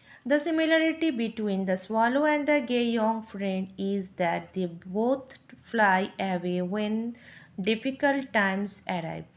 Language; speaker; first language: English; non-native, local second language; Bangla